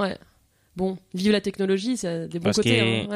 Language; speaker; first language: French; native; French